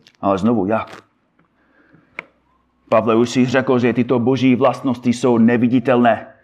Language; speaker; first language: Czech; non-native, fluent; English